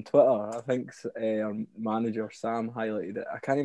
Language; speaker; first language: English; native; English